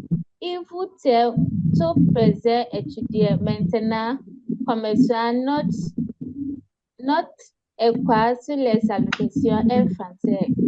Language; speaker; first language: French; non-native, learner; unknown